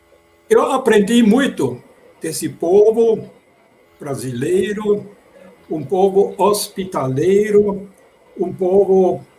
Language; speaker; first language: Portuguese; non-native, fluent; German